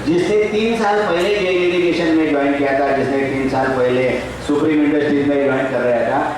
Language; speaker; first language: Hindi; non-native, local second language; Marathi